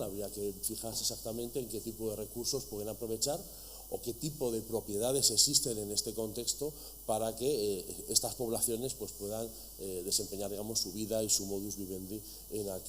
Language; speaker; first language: Spanish; native; Spanish